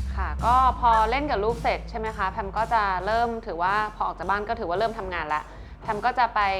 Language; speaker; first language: Thai; early bilingual, other home language; Chinese